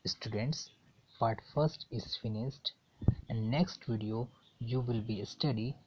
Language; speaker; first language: English; non-native, local second language; Hindi